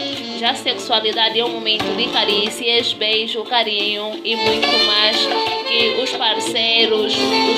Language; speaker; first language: Portuguese; native; Portuguese